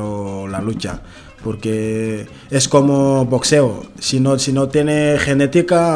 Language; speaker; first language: Spanish; non-native, learner; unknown